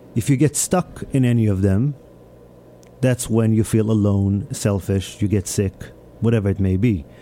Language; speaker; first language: English; early bilingual, other home language; Hebrew